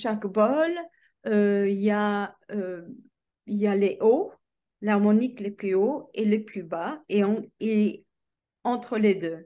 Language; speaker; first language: French; non-native, fluent; English